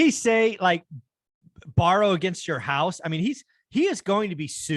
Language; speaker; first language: English; native; English